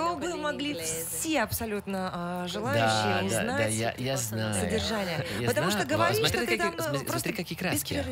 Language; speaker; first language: Russian; native; Russian